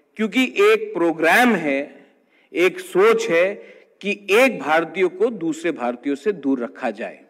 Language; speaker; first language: Hindi; non-native, local second language; Kok Borok